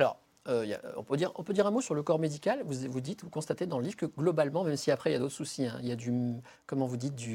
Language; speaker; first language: French; native; French